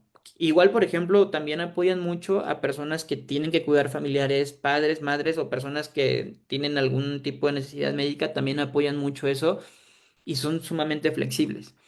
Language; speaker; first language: Spanish; native; Spanish